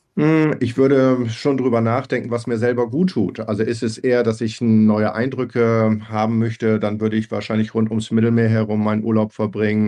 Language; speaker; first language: German; native; German